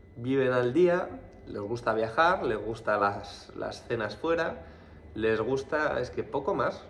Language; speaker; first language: Spanish; native; Spanish